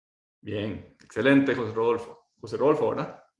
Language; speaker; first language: Spanish; native; Spanish